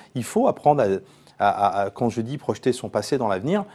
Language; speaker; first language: French; native; French